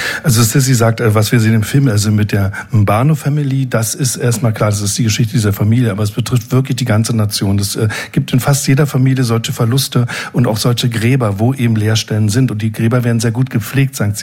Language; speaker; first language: German; native; German